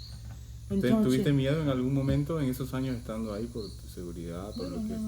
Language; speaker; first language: Spanish; native; Spanish